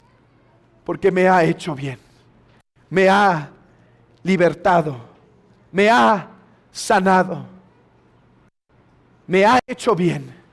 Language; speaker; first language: Spanish; native; Spanish